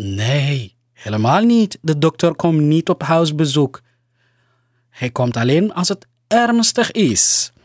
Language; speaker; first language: Dutch; non-native, fluent; Somali